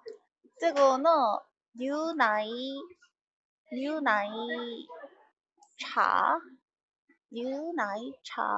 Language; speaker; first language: Chinese; non-native, learner; Korean